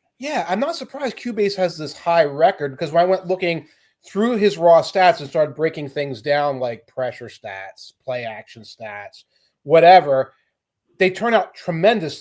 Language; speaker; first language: English; native; English